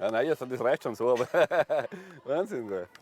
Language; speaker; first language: German; native; German